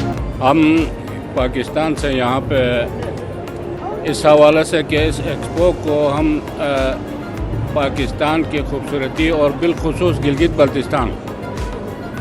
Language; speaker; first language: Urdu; non-native, local second language; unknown